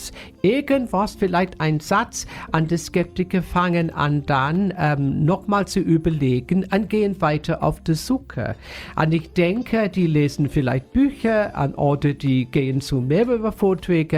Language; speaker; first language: German; non-native, fluent; English